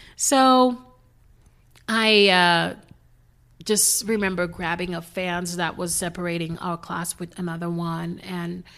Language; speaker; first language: English; non-native, fluent; Haitian Creole